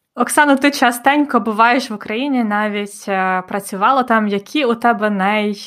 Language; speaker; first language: Ukrainian; native; Ukrainian